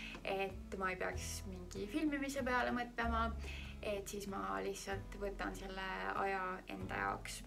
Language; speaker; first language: Estonian; native; Estonian